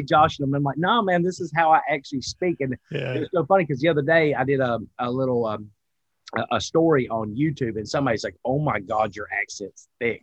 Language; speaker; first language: English; native; English